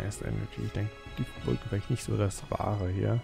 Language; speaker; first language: German; native; German